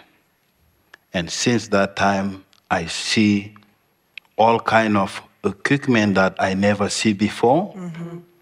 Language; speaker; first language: English; non-native, learner; Arabic